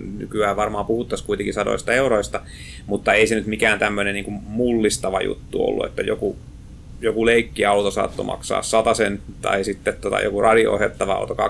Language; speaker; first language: Finnish; native; Finnish